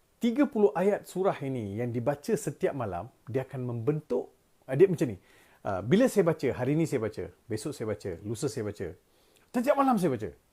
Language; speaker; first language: Malay; non-native, local second language; Tamil